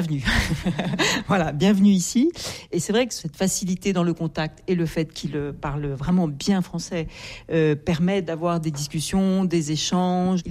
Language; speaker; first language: French; native; French